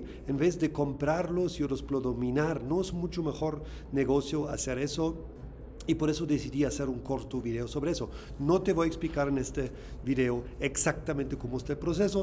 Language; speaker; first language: Spanish; non-native, fluent; German